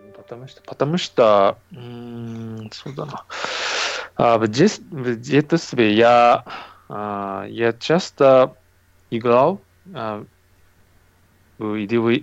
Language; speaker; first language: Russian; non-native, learner; Japanese